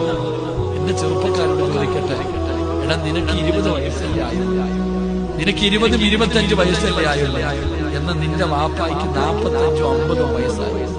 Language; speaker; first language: Malayalam; native; Malayalam